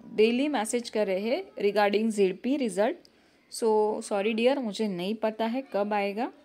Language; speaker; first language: Hindi; non-native, local second language; Marathi